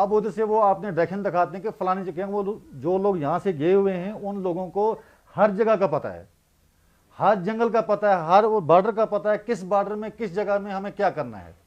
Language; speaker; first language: Hindi; non-native, local second language; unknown